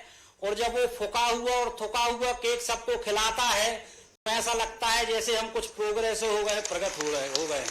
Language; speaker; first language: Hindi; native; Hindi